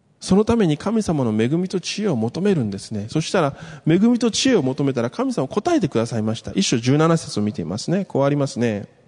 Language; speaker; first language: Japanese; early bilingual, other home language; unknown